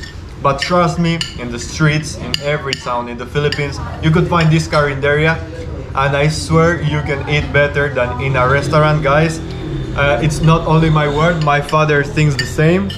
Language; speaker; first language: English; non-native, fluent; Spanish